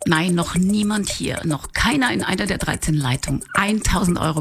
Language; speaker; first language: German; native; German